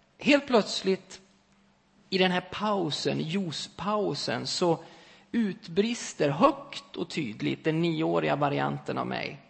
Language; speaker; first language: Swedish; native; Swedish